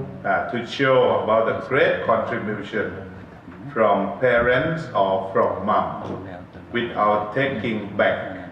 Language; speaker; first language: English; non-native, learner; Thai